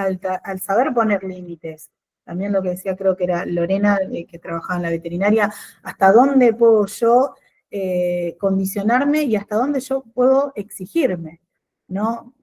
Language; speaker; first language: Spanish; native; Spanish